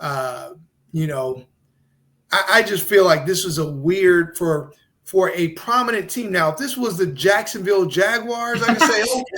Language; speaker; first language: English; native; English